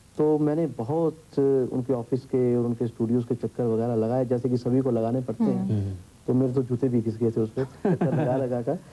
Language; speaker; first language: Hindi; early bilingual, heritage; Hindi